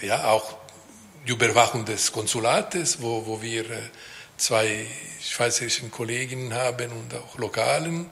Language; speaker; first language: German; non-native, local second language; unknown